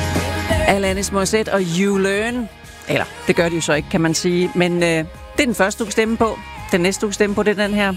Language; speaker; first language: Danish; native; Danish